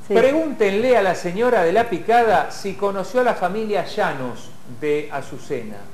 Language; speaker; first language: Spanish; native; Spanish